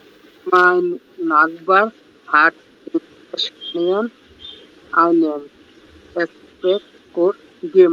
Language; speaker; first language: German; non-native, learner; Bangla